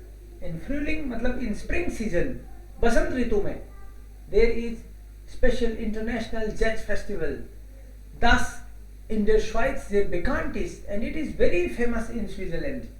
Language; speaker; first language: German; non-native, fluent; Hindi